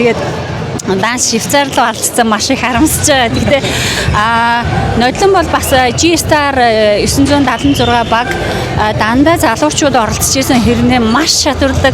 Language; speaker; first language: Mongolian; native; Mongolian